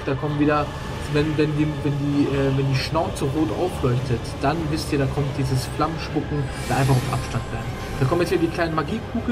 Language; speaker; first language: German; native; German